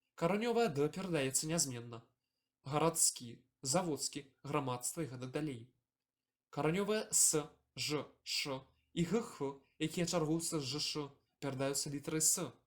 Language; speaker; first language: Belarusian; native; Belarusian